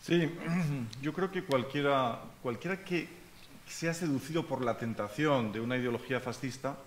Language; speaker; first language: Spanish; native; Spanish